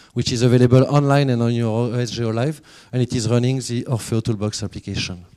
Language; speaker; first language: English; non-native, fluent; French